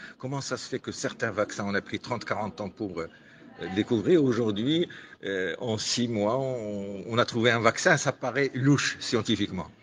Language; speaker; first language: French; non-native, local second language; Arabic